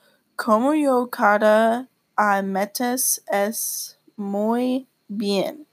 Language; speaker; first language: Spanish; non-native, learner; English